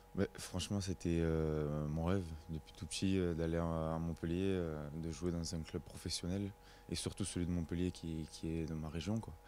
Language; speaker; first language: French; native; French